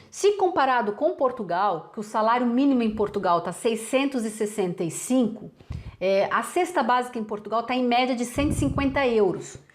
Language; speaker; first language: Portuguese; native; Portuguese